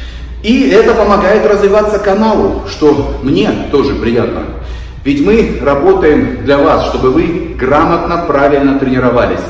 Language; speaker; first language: Russian; native; Russian